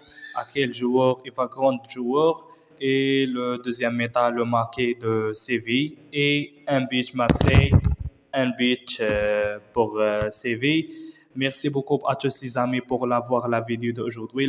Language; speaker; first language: French; non-native, learner; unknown